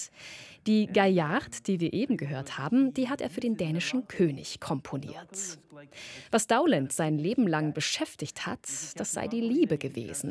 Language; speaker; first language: German; native; German